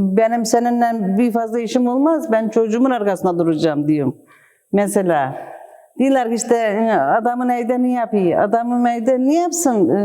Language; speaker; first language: Turkish; native; Turkish